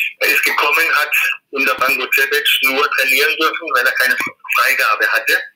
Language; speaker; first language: German; native; German